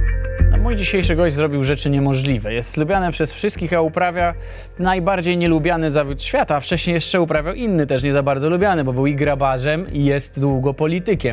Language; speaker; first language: Polish; native; Polish